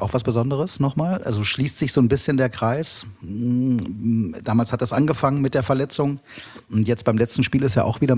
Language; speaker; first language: German; native; German